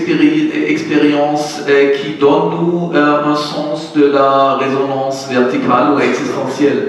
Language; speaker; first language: French; non-native, learner; German